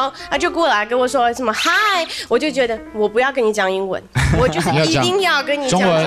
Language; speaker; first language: Chinese; non-native, fluent; Russian